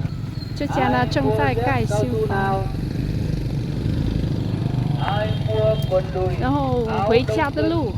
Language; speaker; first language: Chinese; non-native, fluent; Vietnamese